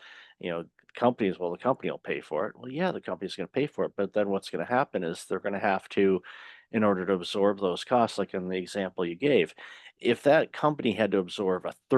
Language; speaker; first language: English; native; English